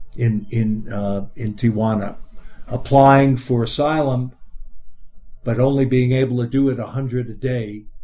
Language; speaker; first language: English; native; English